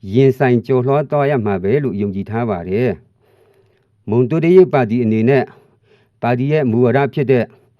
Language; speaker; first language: Burmese; non-native, local second language; Mon